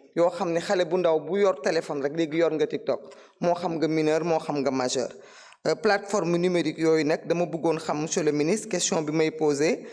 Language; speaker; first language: Wolof; non-native, local second language; Fula